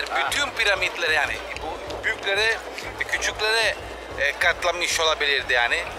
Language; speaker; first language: Turkish; non-native, fluent; Italian